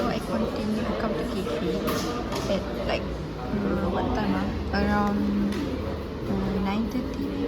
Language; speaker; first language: English; non-native, local second language; Malay